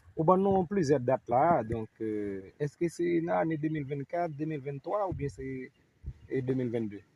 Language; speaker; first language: Haitian Creole; native; Haitian Creole